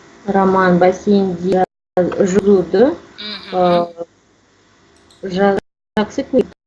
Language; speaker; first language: Kazakh; non-native, learner; Russian